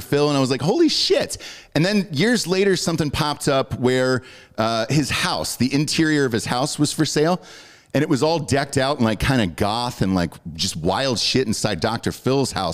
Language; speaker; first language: English; native; English